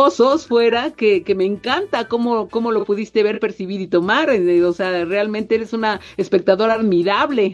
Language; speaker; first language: Spanish; native; Spanish